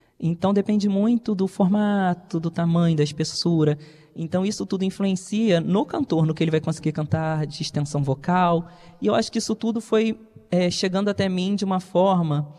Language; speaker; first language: Portuguese; native; Portuguese